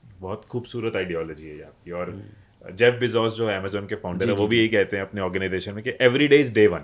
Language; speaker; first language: Hindi; native; Hindi